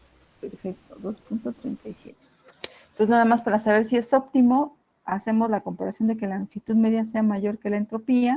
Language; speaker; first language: Spanish; native; Spanish